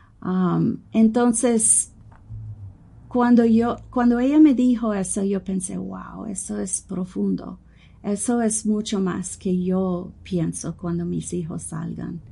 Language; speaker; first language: Spanish; non-native, fluent; English